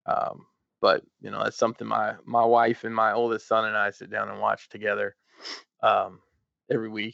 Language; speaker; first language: English; native; English